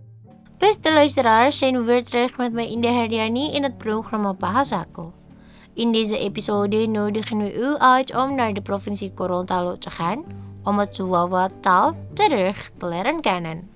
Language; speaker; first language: Dutch; non-native, fluent; Indonesian